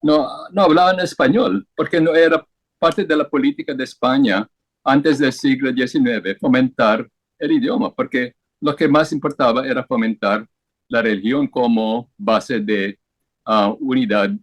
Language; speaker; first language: Spanish; non-native, fluent; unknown